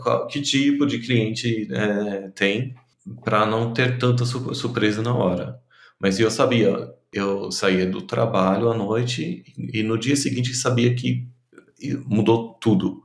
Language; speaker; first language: Portuguese; non-native, fluent; German